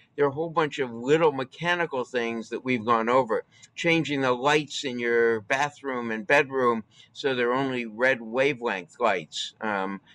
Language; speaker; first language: English; native; English